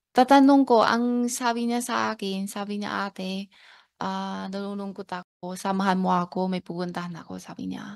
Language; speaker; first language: Filipino; non-native, learner; Chinese